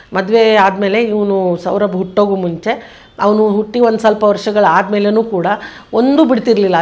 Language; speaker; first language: Kannada; native; Kannada